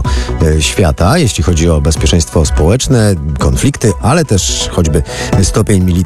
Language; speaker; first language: Polish; native; Polish